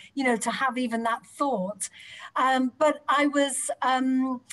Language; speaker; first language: English; native; English